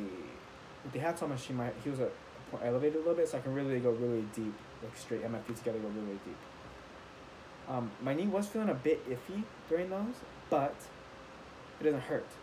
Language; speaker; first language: English; native; English